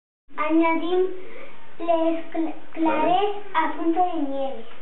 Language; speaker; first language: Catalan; non-native, local second language; Spanish